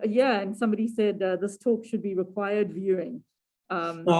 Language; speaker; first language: English; native; English